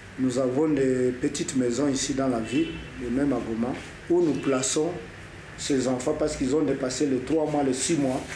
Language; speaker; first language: French; non-native, local second language; Swahili